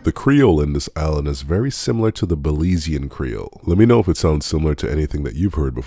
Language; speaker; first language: English; native; English